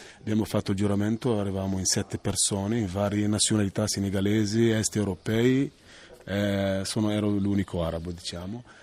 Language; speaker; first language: Italian; non-native, fluent; Arabic